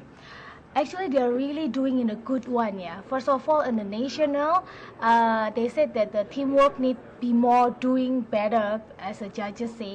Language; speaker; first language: English; non-native, fluent; Indonesian